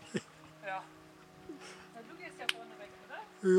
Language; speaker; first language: German; native; German